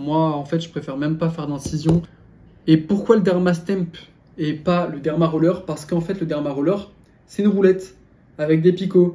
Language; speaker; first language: French; native; French